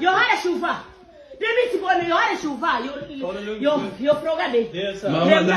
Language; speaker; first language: Swedish; non-native, learner; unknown